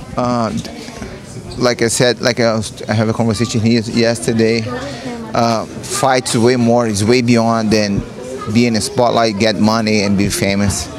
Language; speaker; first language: English; non-native, learner; Portuguese